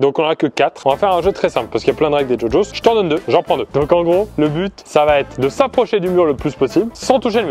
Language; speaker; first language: French; native; French